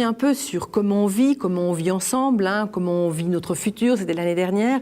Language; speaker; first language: French; native; French